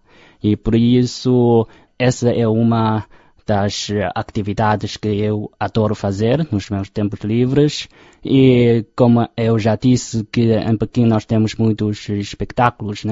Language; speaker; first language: Portuguese; non-native, fluent; Chinese